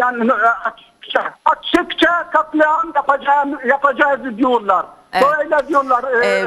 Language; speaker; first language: Turkish; non-native, fluent; Arabic